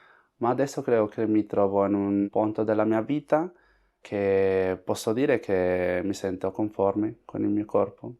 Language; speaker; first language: Italian; non-native, fluent; Spanish